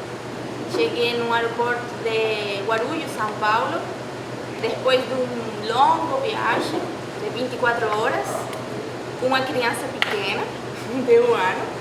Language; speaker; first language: Portuguese; non-native, fluent; Spanish